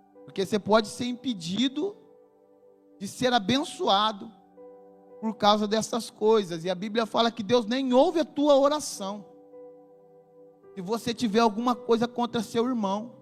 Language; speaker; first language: Portuguese; native; Portuguese